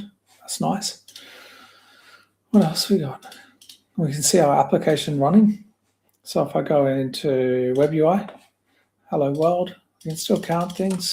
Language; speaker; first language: English; native; English